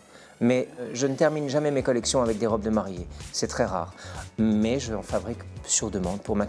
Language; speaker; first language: French; native; French